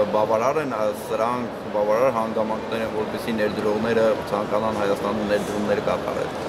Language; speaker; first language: Armenian; native; Armenian